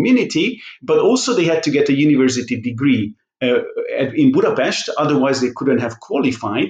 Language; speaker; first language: English; non-native, fluent; Hungarian